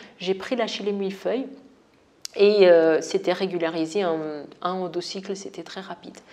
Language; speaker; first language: French; non-native, fluent; Portuguese